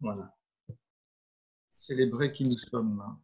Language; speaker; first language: French; native; French